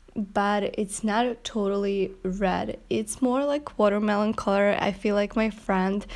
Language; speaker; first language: English; non-native, fluent; Serbian